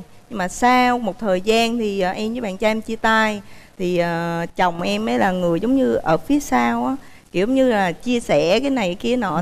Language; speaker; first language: Vietnamese; native; Vietnamese